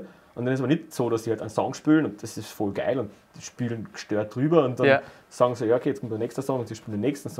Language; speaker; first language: German; native; German